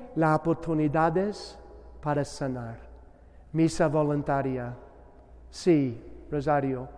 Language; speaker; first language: Spanish; non-native, learner; English